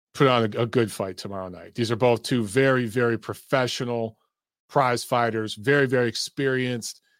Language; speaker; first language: English; early bilingual, other home language; Italian